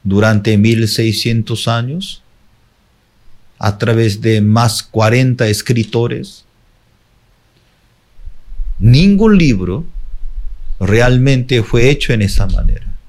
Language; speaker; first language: Spanish; non-native, fluent; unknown